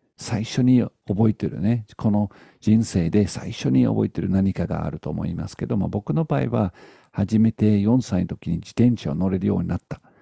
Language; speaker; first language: Japanese; native; Japanese